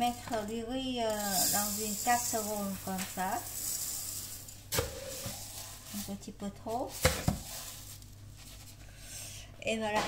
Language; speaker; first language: French; non-native, learner; Vietnamese